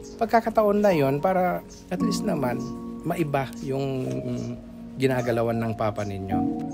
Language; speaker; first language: Filipino; non-native, local second language; Iloko